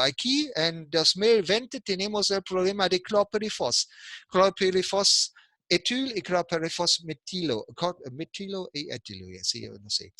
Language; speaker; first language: Spanish; non-native, fluent; German